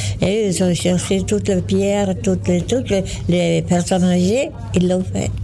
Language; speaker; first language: French; non-native, fluent; Italian